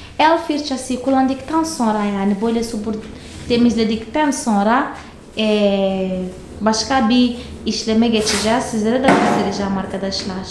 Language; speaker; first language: Turkish; non-native, fluent; Portuguese